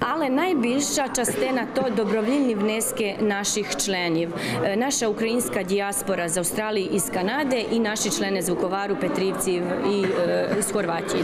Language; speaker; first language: Ukrainian; early bilingual, heritage; Ukrainian